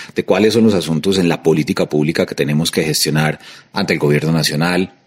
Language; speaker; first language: Spanish; native; Spanish